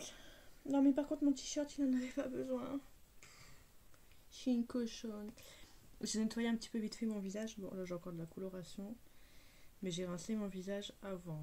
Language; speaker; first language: French; native; French